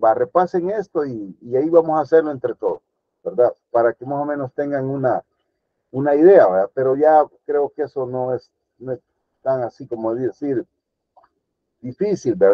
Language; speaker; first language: Spanish; native; Spanish